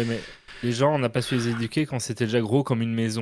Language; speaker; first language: French; native; French